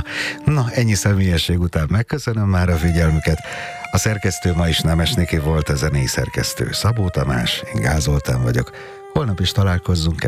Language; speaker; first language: Hungarian; native; Hungarian